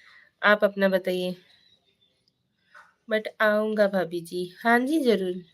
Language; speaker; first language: Hindi; native; Hindi